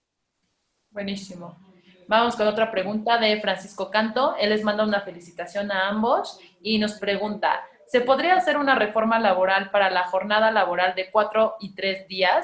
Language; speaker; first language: Spanish; native; Spanish